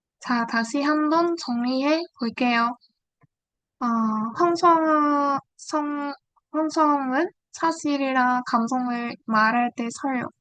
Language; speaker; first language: Korean; non-native, learner; Vietnamese